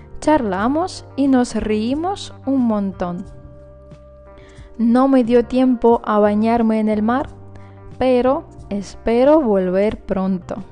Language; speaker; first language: Spanish; non-native, fluent; Russian